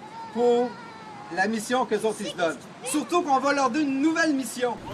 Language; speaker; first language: French; native; French